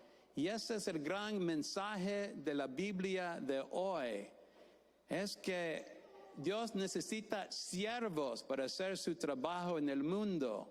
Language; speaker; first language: Spanish; non-native, fluent; English